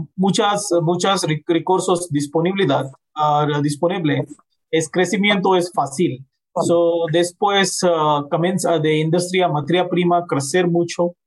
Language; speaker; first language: Spanish; non-native, learner; Hindi